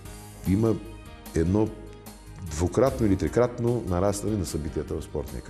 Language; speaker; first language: Bulgarian; native; Bulgarian